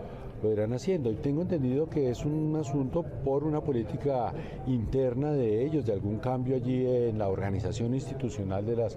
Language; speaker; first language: Spanish; native; Spanish